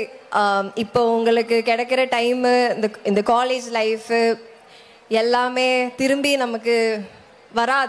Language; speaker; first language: Tamil; non-native, local second language; Malayalam